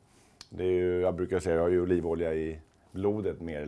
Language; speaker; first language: Swedish; native; Swedish